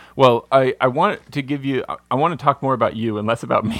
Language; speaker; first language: English; native; English